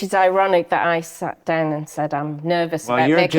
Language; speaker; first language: English; native; English